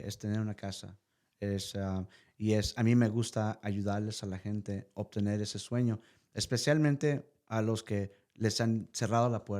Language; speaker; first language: Spanish; early bilingual, heritage; Spanish